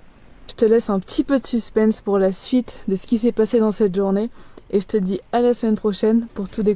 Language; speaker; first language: French; native; French